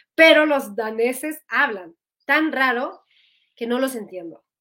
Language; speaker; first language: Spanish; non-native, fluent; Swedish